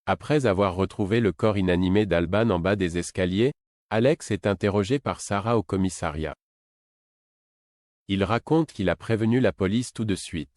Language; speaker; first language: French; native; French